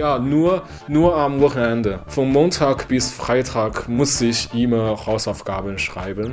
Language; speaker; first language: German; non-native, learner; Chinese